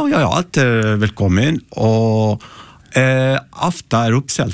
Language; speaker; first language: Icelandic; non-native, learner; Italian